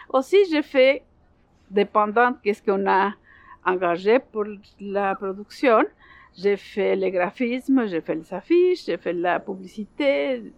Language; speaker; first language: French; non-native, learner; Spanish